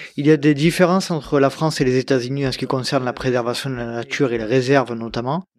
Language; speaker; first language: French; native; French